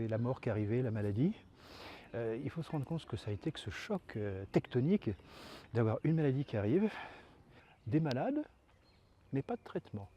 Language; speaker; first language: French; native; French